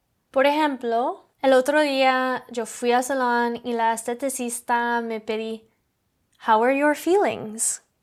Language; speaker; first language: Spanish; non-native, fluent; English